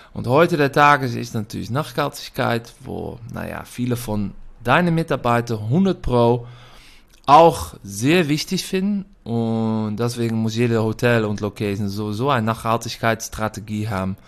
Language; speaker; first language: German; non-native, fluent; Dutch